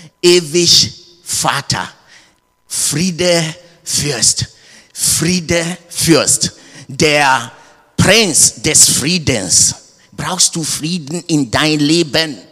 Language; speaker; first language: German; non-native, learner; English